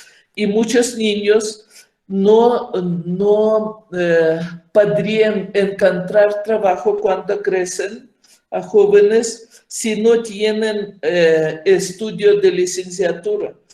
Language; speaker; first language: Spanish; non-native, fluent; Ukrainian